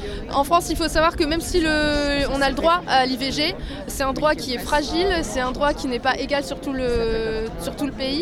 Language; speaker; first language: French; native; French